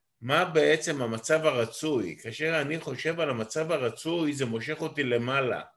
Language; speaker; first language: Hebrew; native; Hebrew